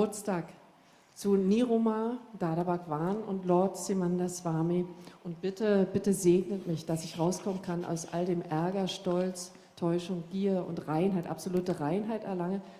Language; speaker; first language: German; native; German